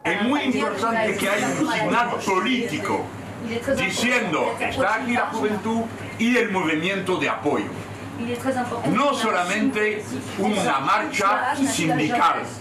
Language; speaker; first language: Spanish; non-native, fluent; French